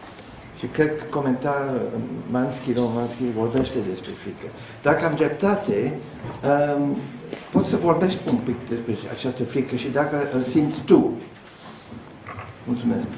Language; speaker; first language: Romanian; non-native, learner; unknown